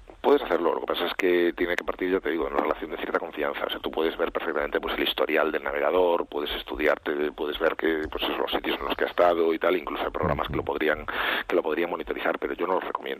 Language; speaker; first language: Spanish; native; Spanish